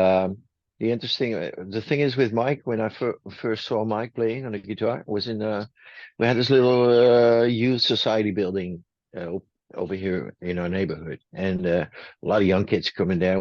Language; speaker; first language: English; non-native, fluent; Dutch